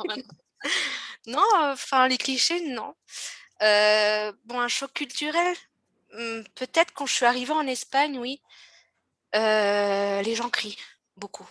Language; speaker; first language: French; native; French